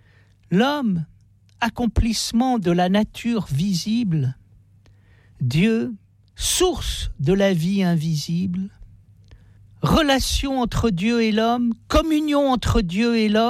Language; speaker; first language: French; native; French